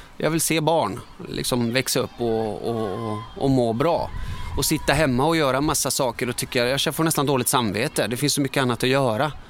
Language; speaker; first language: Swedish; early bilingual, other home language; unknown